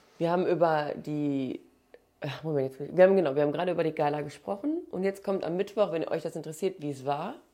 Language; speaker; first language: German; early bilingual, other home language; English